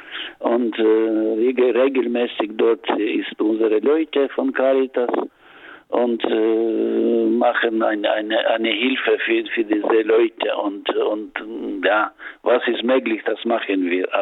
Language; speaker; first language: German; non-native, learner; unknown